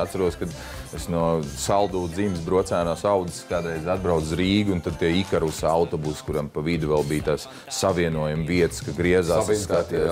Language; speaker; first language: Latvian; native; Latvian